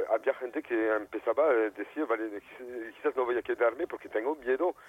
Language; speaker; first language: Spanish; non-native, fluent; French